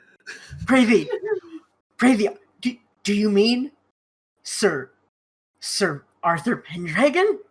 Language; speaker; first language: English; native; English